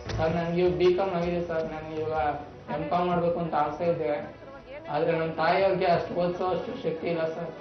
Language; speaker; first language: Kannada; native; Kannada